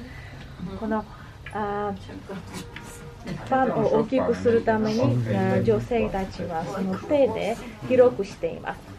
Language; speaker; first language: Japanese; non-native, learner; Armenian